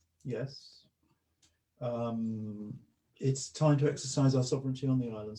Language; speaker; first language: English; native; English